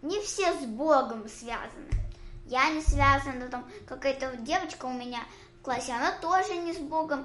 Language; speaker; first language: Russian; early bilingual, heritage; Russian